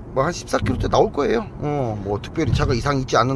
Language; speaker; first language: Korean; native; Korean